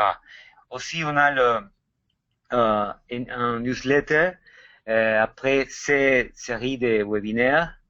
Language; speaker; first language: French; non-native, fluent; Spanish